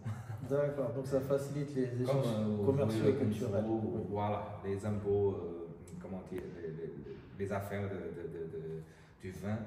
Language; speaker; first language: French; non-native, learner; Chinese